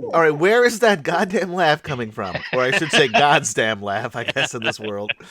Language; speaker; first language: English; native; English